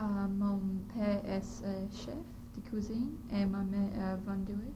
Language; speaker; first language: French; non-native, learner; English